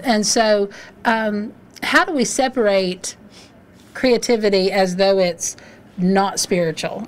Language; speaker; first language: English; native; English